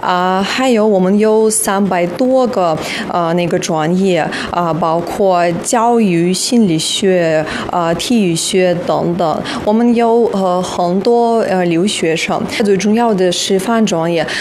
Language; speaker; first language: Chinese; non-native, fluent; Russian